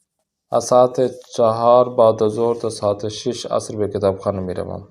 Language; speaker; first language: Persian; non-native, fluent; Urdu